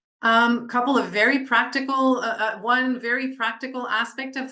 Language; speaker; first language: English; non-native, local second language; French